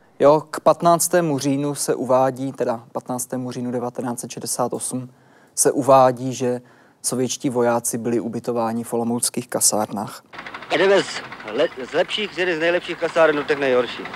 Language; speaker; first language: Czech; native; Czech